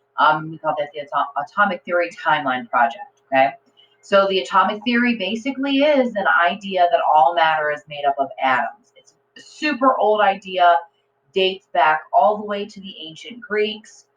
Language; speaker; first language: English; native; English